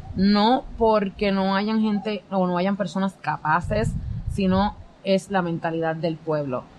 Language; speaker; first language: Spanish; native; Spanish